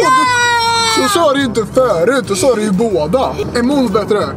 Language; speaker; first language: Swedish; native; Swedish